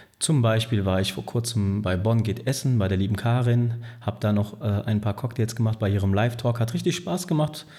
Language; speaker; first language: German; early bilingual, other home language; Turkish